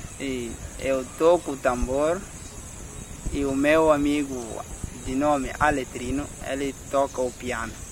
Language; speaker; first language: Portuguese; non-native, local second language; Upper Guinea Crioulo